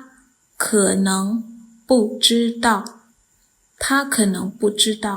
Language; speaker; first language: Chinese; non-native, fluent; Khmer